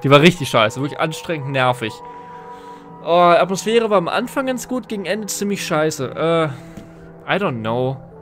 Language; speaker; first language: German; native; German